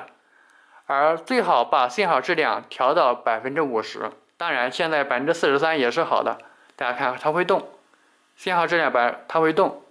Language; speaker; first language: Chinese; native; Chinese